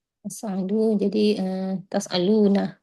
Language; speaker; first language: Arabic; non-native, learner; Indonesian